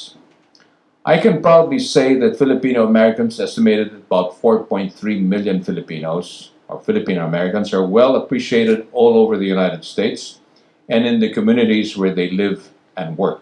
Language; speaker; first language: English; non-native, local second language; Filipino